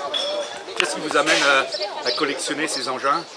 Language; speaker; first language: French; native; French